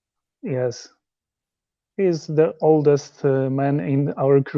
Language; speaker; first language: English; non-native, learner; Polish